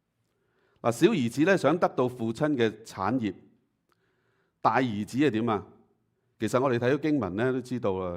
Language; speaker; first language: Chinese; native; Chinese